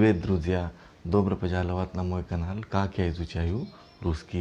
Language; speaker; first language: Russian; non-native, fluent; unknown